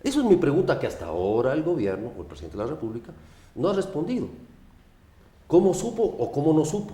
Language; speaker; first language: Spanish; native; Spanish